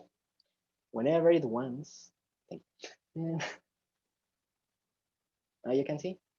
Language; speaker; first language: English; non-native, fluent; Spanish